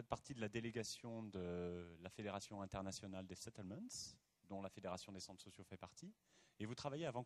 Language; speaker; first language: French; native; French